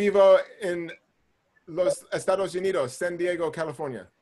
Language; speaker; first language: Spanish; non-native, learner; English